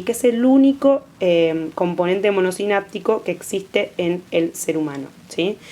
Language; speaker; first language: Spanish; native; Spanish